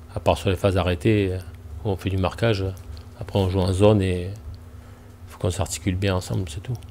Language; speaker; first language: French; native; French